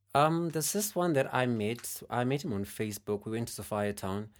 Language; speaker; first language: English; non-native, local second language; Xhosa